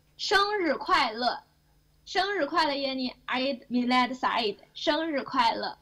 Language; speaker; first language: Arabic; non-native, learner; Chinese